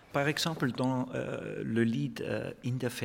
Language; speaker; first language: French; non-native, fluent; German